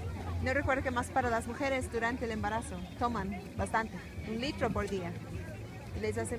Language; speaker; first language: Spanish; non-native, fluent; English